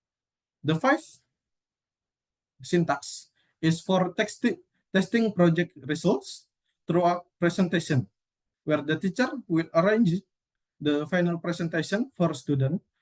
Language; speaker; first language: English; non-native, learner; Indonesian